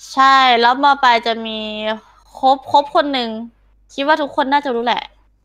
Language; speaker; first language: Thai; native; Thai